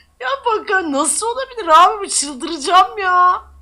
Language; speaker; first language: Turkish; native; Turkish